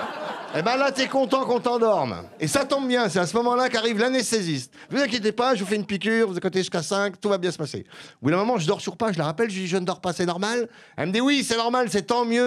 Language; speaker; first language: French; native; French